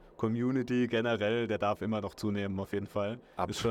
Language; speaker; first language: German; native; German